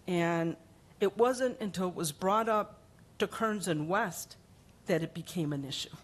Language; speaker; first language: English; early bilingual, other home language; Spanish